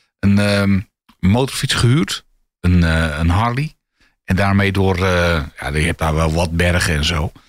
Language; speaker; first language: Dutch; native; Dutch